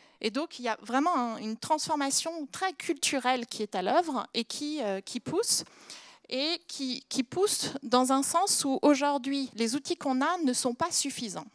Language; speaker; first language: French; native; French